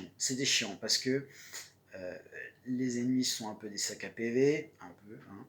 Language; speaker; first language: French; native; French